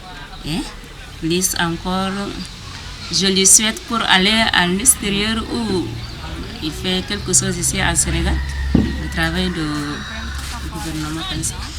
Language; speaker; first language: French; non-native, learner; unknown